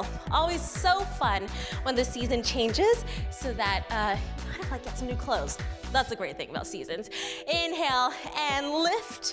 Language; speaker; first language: English; native; English